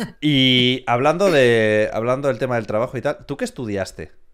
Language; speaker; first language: Spanish; native; Spanish